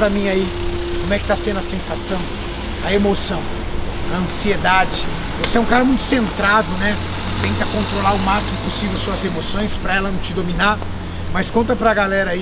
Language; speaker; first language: Portuguese; native; Portuguese